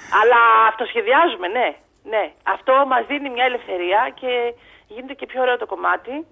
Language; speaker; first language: Greek; native; Greek